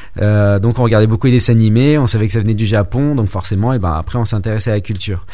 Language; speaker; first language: French; early bilingual, other home language; Vietnamese